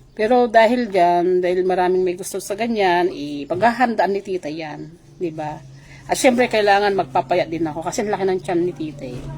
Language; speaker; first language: Filipino; non-native, local second language; Iloko